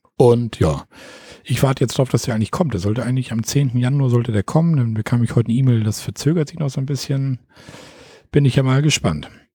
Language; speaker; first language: German; native; German